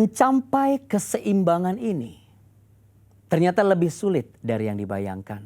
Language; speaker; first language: Indonesian; native; Indonesian